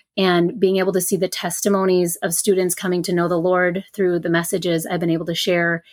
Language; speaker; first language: English; native; English